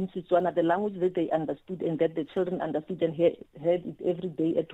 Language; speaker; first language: English; non-native, local second language; Tswana